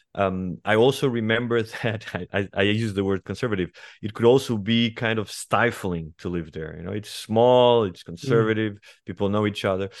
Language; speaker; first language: English; non-native, fluent; Portuguese